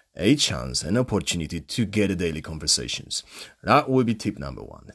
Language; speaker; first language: English; non-native, fluent; Polish